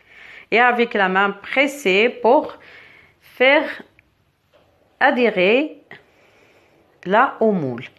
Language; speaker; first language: French; non-native, local second language; Arabic